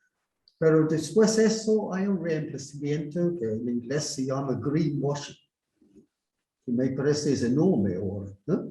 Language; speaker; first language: Spanish; non-native, fluent; English